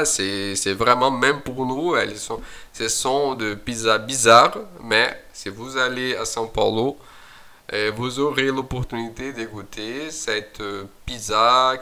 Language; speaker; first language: French; non-native, fluent; Portuguese